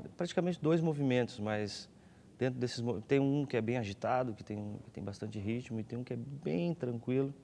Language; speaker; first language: Portuguese; native; Portuguese